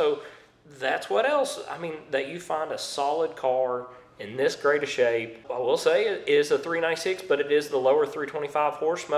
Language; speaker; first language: English; native; English